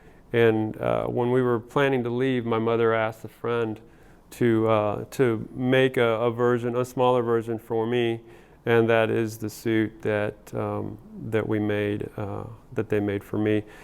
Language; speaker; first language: English; early bilingual, other home language; Spanish